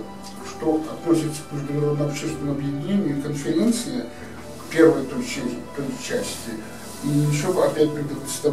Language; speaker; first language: Russian; native; Russian